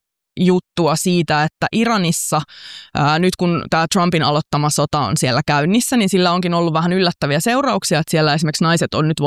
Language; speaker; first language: Finnish; native; Finnish